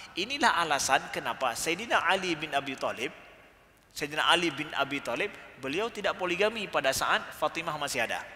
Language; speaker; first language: Malay; native; Malay